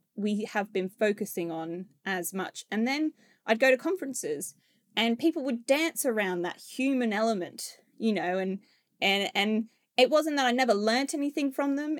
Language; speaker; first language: English; native; English